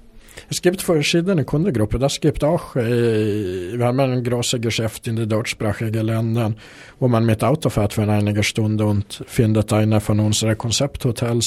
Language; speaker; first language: German; non-native, fluent; Swedish